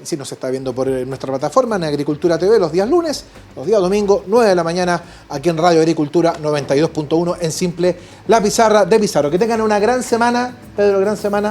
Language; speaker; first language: Spanish; native; Spanish